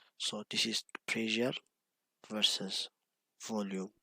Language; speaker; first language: English; non-native, local second language; Amharic